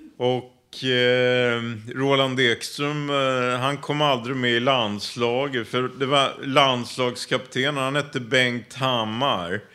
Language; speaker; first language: Swedish; native; Swedish